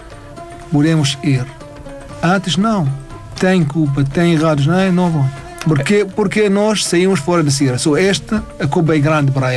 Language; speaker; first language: Portuguese; non-native, learner; Arabic